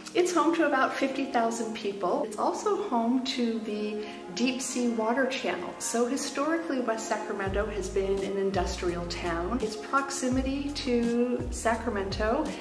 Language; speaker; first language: English; native; English